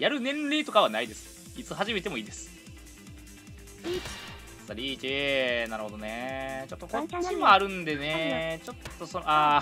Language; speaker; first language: Japanese; native; Japanese